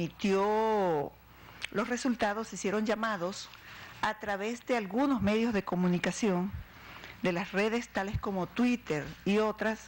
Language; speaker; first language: Spanish; native; Spanish